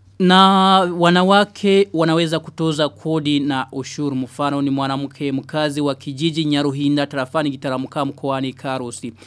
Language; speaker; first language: Swahili; non-native, local second language; Rundi